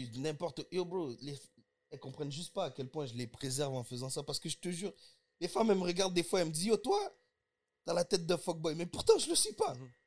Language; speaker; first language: French; early bilingual, other home language; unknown